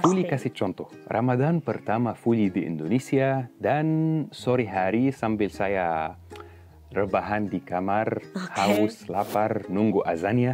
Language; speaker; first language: Indonesian; non-native, fluent; Arabic